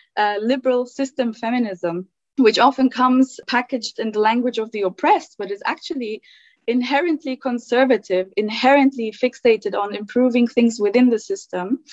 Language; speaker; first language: English; early bilingual, other home language; German